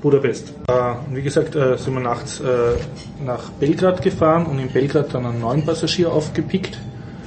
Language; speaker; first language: German; native; German